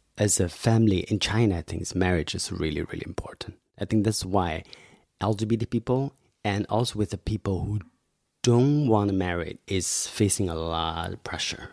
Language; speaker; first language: English; non-native, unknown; Chinese